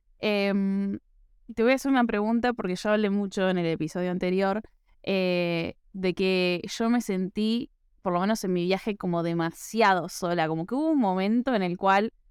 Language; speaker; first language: Spanish; native; Spanish